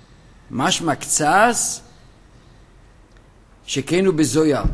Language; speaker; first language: Hebrew; non-native, fluent; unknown